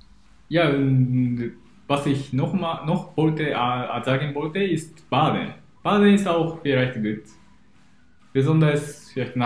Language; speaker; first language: German; non-native, learner; Japanese